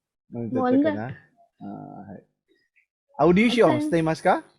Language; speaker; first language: Japanese; non-native, fluent; Indonesian